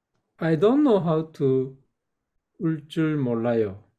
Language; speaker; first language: English; non-native, fluent; Korean